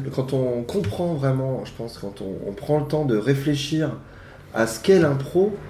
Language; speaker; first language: French; native; French